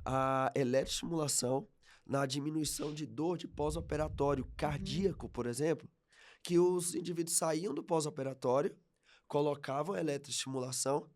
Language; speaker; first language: Portuguese; native; Portuguese